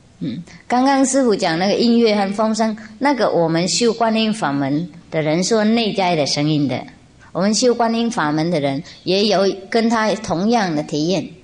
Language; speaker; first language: Chinese; non-native, fluent; Vietnamese